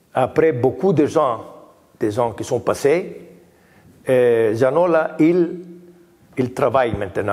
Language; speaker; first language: French; non-native, learner; Greek